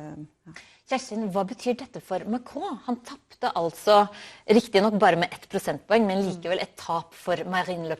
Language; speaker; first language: Norwegian; native; Norwegian